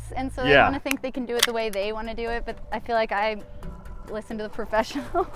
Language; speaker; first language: English; native; English